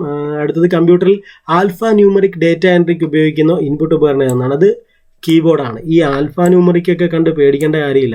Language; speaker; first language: Malayalam; native; Malayalam